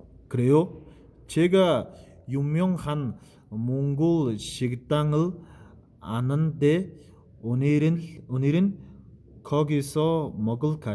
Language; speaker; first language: Korean; non-native, fluent; Mongolian